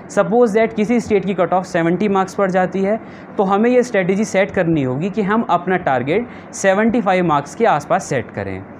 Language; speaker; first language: Hindi; native; Hindi